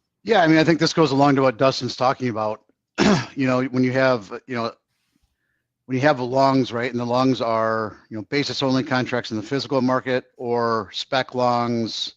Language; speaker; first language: English; native; English